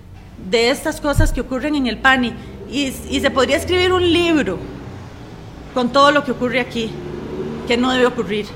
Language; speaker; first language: Spanish; native; Spanish